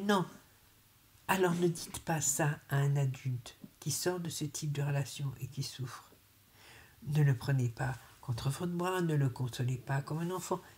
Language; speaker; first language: French; native; French